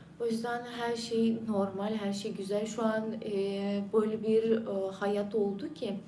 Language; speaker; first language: Turkish; non-native, fluent; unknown